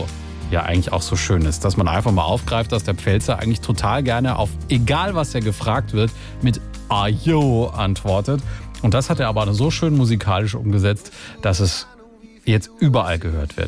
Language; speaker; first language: German; native; German